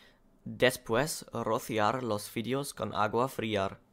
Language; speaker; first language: Spanish; non-native, learner; German